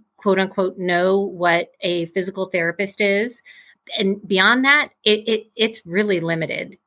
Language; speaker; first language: English; native; English